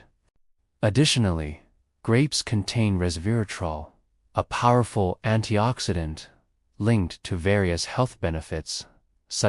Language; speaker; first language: English; native; English